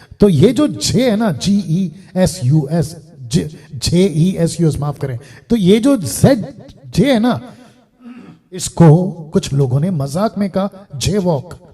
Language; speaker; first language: Hindi; non-native, local second language; Telugu